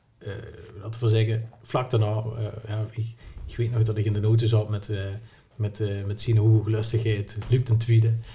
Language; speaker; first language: Dutch; non-native, local second language; Limburgish